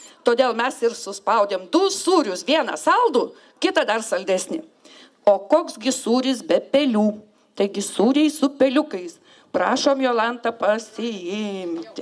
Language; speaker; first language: Lithuanian; native; Lithuanian